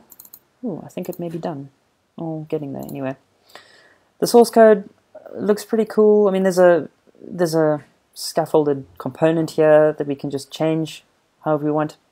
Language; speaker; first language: English; native; English